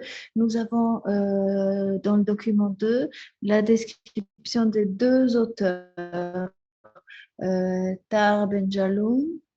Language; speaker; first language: French; non-native, fluent; Spanish